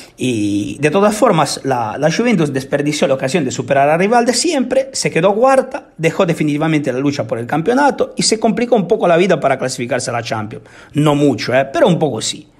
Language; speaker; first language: Spanish; non-native, fluent; Italian